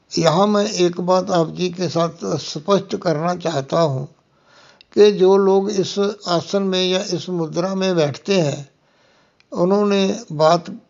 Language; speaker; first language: Hindi; non-native, local second language; Punjabi